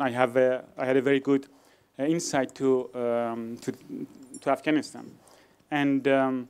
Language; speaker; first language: English; non-native, fluent; Persian